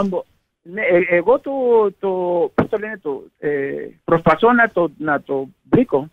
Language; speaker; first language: Greek; non-native, learner; Spanish